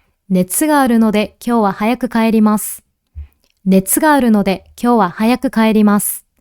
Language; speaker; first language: Japanese; non-native, fluent; Korean